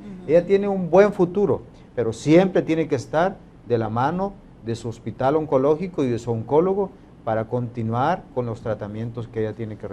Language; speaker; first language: Spanish; native; Spanish